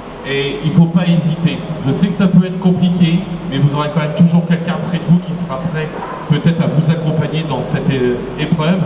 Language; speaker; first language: French; native; French